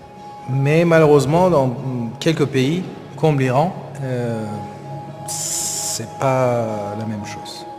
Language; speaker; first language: French; non-native, learner; Persian